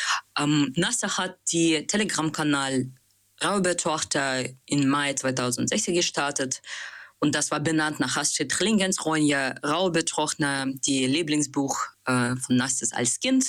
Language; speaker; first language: German; non-native, learner; Russian